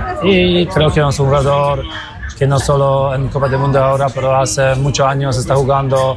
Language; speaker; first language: Spanish; non-native, learner; Polish